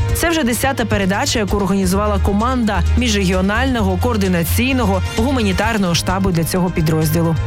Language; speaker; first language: Ukrainian; native; Ukrainian